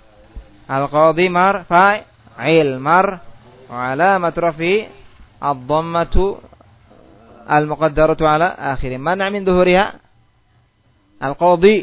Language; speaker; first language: Arabic; non-native, fluent; Indonesian